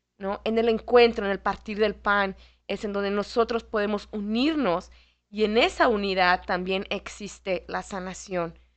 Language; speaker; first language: Spanish; native; Spanish